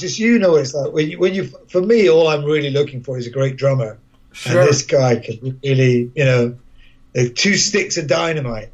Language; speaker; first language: English; native; English